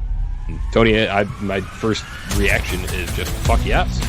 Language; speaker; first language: English; native; English